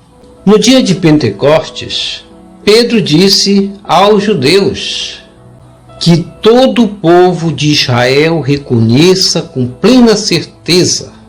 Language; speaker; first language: Portuguese; native; Portuguese